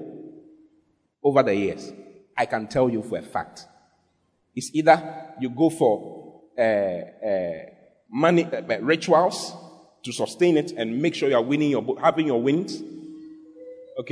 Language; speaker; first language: English; non-native, local second language; Akan